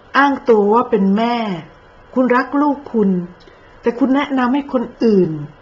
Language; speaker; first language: Thai; native; Thai